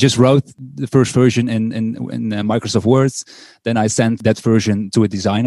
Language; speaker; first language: English; non-native, fluent; Dutch